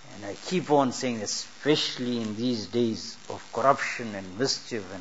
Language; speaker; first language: English; native; English